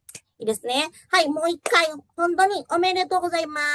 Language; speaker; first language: Japanese; non-native, fluent; Indonesian